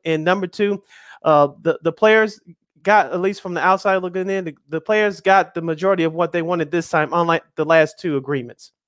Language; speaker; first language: English; native; English